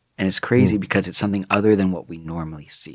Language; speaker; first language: English; native; English